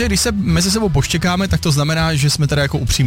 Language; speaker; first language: Czech; native; Czech